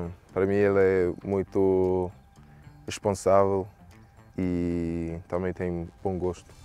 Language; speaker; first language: Portuguese; non-native, learner; English